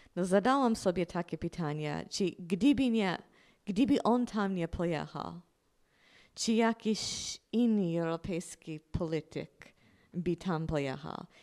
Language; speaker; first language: Polish; non-native, fluent; English